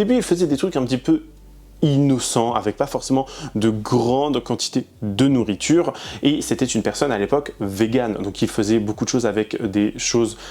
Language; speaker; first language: French; native; French